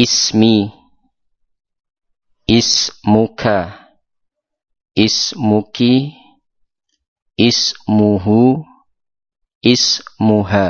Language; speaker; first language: Arabic; non-native, fluent; Indonesian